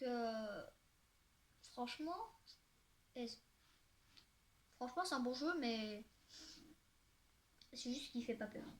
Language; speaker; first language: French; native; French